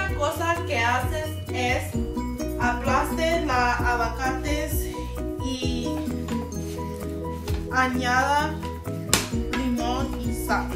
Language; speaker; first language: Spanish; non-native, learner; English